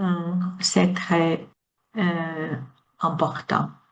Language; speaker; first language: French; non-native, learner; Chinese